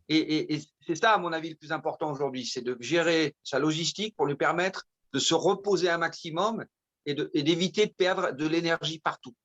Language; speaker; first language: French; native; French